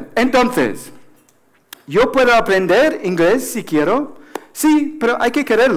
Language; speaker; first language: Spanish; non-native, fluent; English